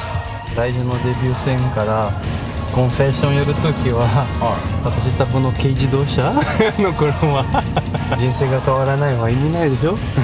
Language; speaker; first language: Japanese; non-native, learner; Portuguese